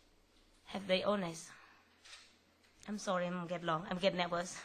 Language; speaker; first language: English; non-native, learner; Khmer